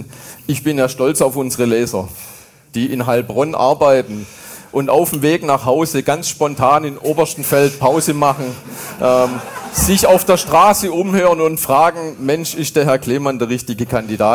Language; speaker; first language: German; native; German